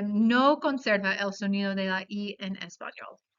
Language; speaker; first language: Spanish; non-native, fluent; English